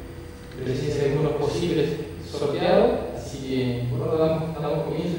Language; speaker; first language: Spanish; native; Spanish